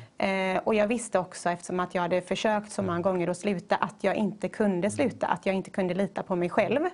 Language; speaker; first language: Swedish; native; Swedish